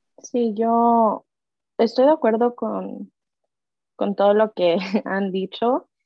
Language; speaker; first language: Spanish; early bilingual, heritage; Spanish